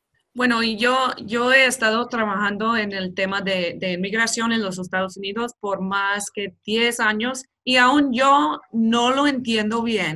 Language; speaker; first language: Spanish; non-native, fluent; English